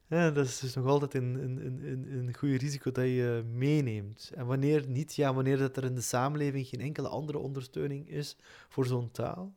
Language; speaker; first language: Dutch; early bilingual, other home language; Turkish